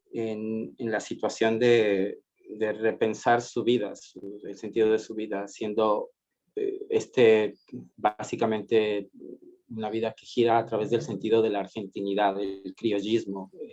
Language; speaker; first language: Spanish; native; Spanish